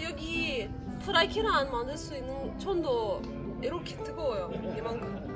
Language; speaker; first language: Korean; non-native, fluent; Russian